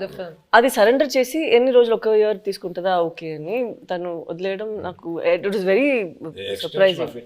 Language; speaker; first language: Telugu; non-native, local second language; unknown